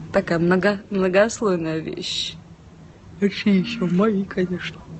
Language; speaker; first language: Russian; non-native, local second language; Ukrainian